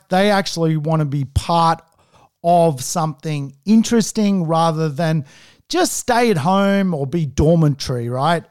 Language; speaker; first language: English; native; English